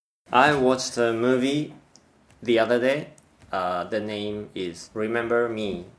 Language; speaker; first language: English; non-native, fluent; Japanese